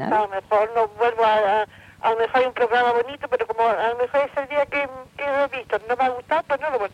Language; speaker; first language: Spanish; native; Spanish